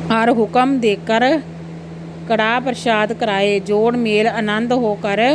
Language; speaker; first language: Hindi; non-native, local second language; Punjabi